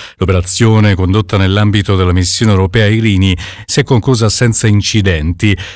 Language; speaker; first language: Italian; native; Italian